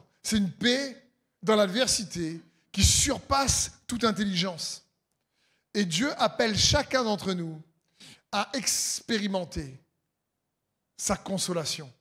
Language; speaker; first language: French; native; French